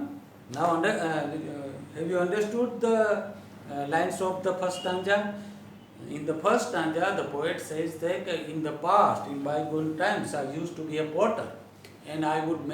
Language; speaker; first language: English; non-native, local second language; Gujarati